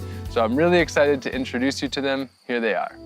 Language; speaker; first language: English; native; English